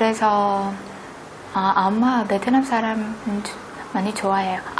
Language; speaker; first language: Korean; non-native, learner; Vietnamese